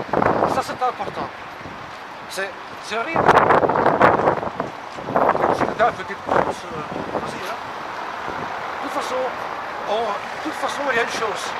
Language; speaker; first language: French; non-native, local second language; Dutch